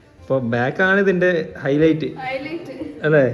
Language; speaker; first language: Malayalam; native; Malayalam